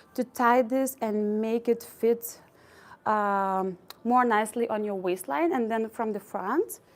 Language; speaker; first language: English; non-native, fluent; Lithuanian